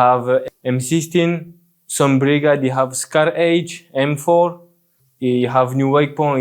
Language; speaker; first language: English; non-native, learner; French